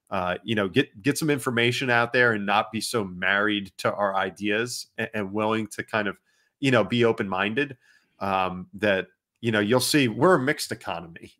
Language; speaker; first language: English; native; English